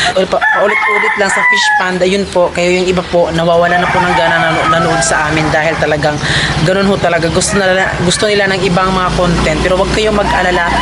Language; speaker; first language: Filipino; non-native, local second language; Cebuano